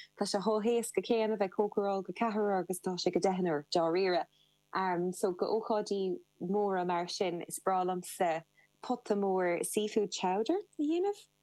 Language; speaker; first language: Irish; non-native, local second language; English